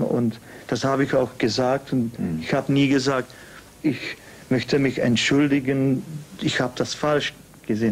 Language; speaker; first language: German; non-native, fluent; Czech